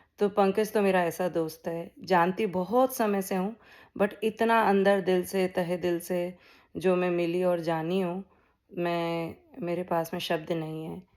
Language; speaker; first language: Hindi; native; Hindi